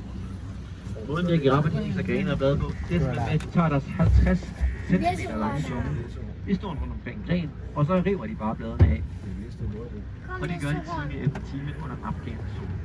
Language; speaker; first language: Danish; native; Danish